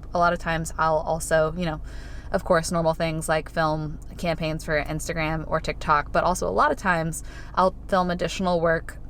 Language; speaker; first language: English; native; English